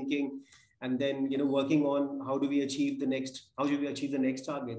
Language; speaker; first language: English; non-native, local second language; Punjabi